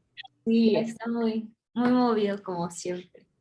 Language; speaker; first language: Spanish; native; Spanish